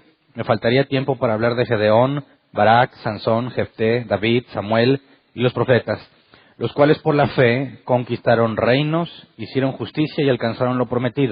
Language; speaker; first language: Spanish; native; Spanish